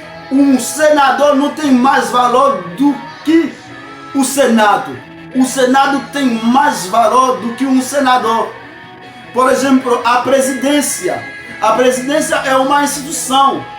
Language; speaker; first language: Portuguese; non-native, fluent; Haitian Creole